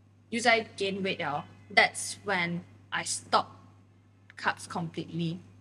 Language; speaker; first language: English; non-native, local second language; Chinese